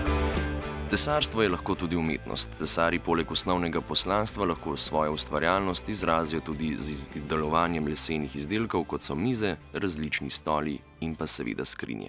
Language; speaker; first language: Slovenian; native; Slovenian